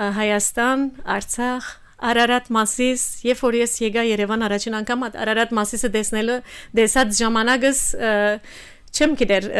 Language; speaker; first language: Armenian; early bilingual, heritage; Armenian